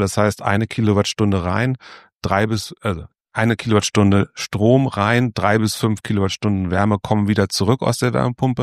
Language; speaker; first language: German; native; German